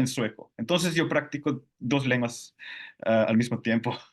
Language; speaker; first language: Spanish; non-native, fluent; Finnish